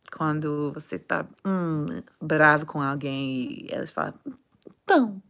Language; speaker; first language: Portuguese; non-native, learner; English